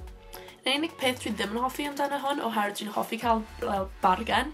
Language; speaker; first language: Welsh; non-native, local second language; English